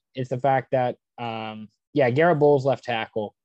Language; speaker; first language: English; native; English